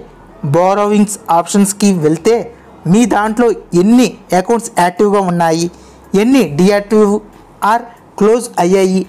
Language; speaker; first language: Telugu; native; Telugu